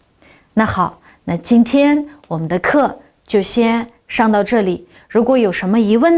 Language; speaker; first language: Chinese; non-native, local second language; Uyghur